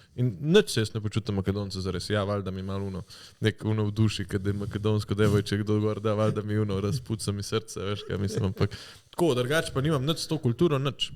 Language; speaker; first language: Slovenian; early bilingual, other home language; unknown